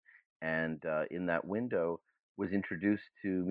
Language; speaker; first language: English; early bilingual, other home language; German